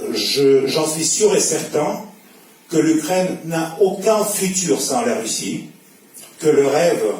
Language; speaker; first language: French; non-native, fluent; Russian